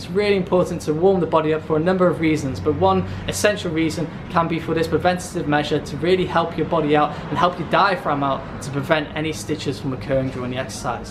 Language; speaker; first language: English; native; English